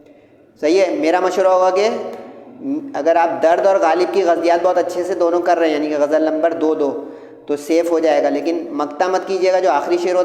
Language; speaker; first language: Urdu; native; Urdu